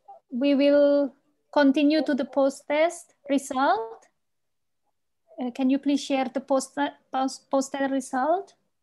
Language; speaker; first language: English; non-native, fluent; Indonesian